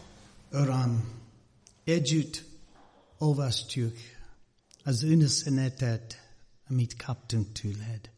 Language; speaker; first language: Hungarian; non-native, learner; English